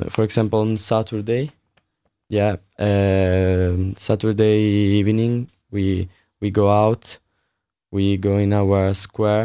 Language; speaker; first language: English; non-native, learner; Italian